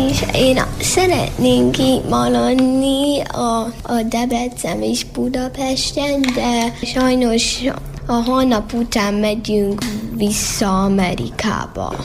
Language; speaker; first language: Hungarian; early bilingual, heritage; Hungarian